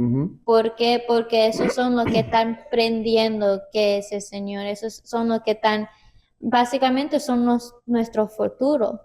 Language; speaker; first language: Spanish; early bilingual, heritage; Spanish